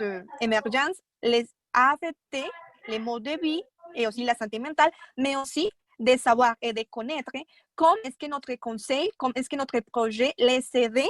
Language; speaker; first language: French; non-native, fluent; Spanish